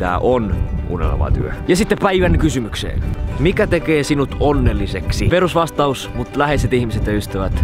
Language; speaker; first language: Finnish; native; Finnish